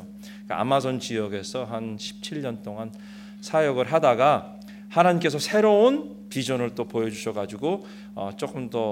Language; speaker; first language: Korean; early bilingual, heritage; Korean